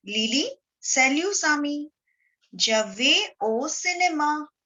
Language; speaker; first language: French; non-native, fluent; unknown